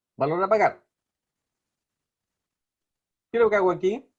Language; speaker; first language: Spanish; native; Spanish